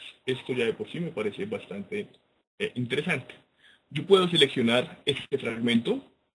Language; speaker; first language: Spanish; native; Spanish